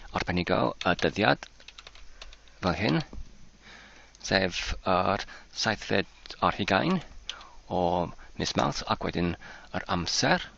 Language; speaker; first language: Welsh; non-native, learner; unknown